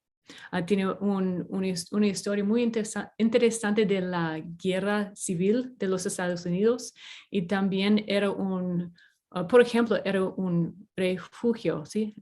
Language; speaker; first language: Spanish; non-native, fluent; English